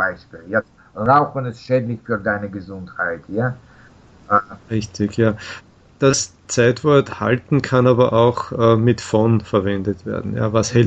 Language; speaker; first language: German; non-native, fluent; Russian